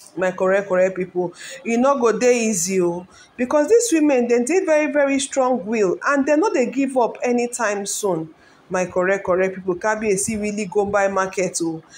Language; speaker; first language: Nigerian Pidgin; non-native, local second language; Yoruba